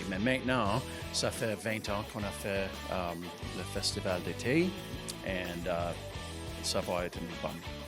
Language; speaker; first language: French; non-native, local second language; English